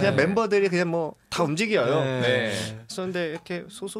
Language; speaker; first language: Korean; native; Korean